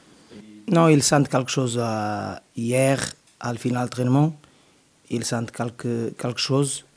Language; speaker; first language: French; non-native, learner; Portuguese